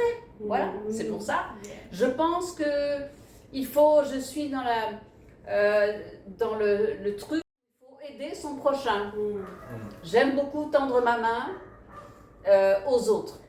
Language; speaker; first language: French; early bilingual, other home language; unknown